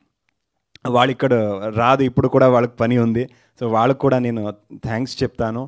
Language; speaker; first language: Telugu; non-native, learner; Kannada